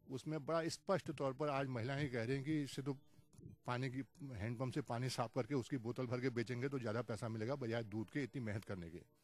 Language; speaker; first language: Hindi; native; Hindi